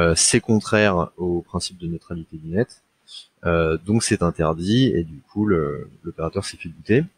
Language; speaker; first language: French; native; French